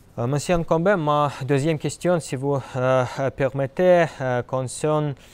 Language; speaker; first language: French; non-native, learner; Russian